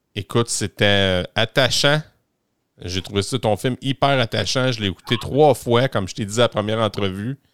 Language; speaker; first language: French; native; French